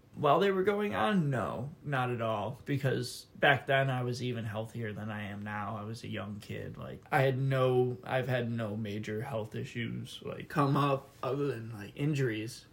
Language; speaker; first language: English; native; English